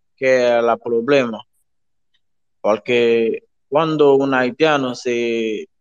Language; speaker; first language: Spanish; non-native, learner; Haitian Creole